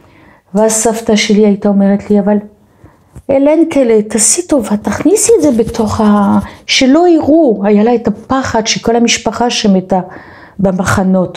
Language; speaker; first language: Hebrew; non-native, fluent; French